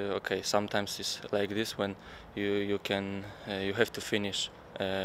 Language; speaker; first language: English; non-native, learner; Polish